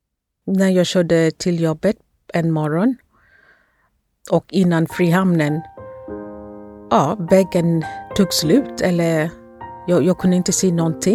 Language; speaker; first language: Swedish; non-native, fluent; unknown